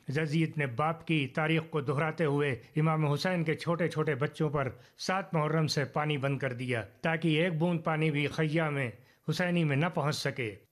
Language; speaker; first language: Urdu; native; Urdu